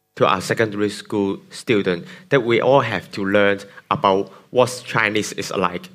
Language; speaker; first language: English; non-native, local second language; Cantonese